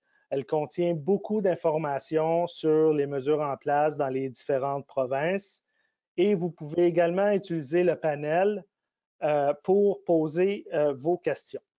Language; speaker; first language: French; native; French